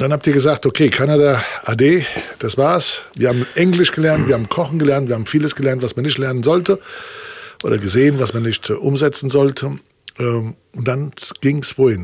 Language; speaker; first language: German; native; German